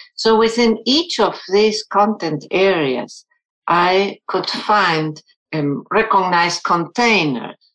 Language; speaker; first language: English; non-native, fluent; German